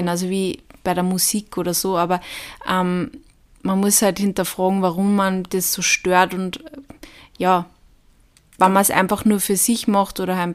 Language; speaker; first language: German; native; German